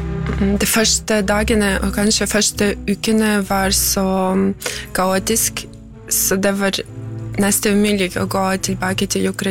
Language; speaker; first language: Norwegian; non-native, fluent; Ukrainian